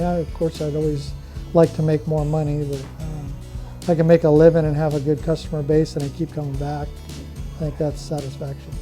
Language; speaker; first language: English; native; English